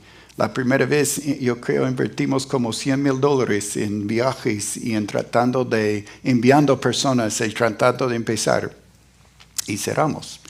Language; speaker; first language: Spanish; non-native, fluent; English